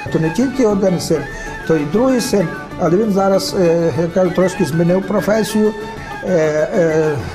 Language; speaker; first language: Ukrainian; native; Ukrainian